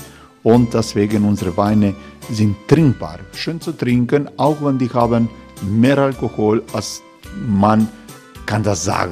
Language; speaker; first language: German; non-native, learner; Croatian